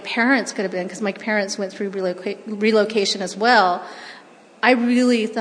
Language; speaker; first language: English; early bilingual, other home language; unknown